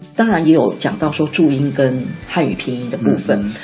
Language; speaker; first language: Chinese; non-native, local second language; Min Nan Chinese